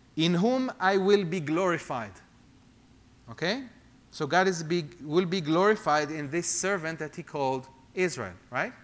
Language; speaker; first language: English; non-native, fluent; Hebrew